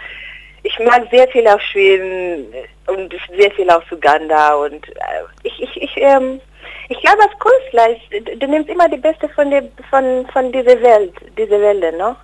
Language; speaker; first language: German; non-native, learner; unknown